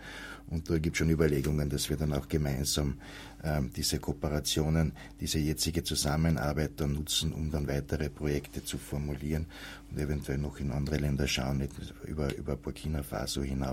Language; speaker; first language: German; native; German